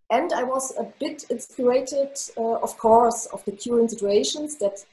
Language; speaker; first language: English; non-native, fluent; German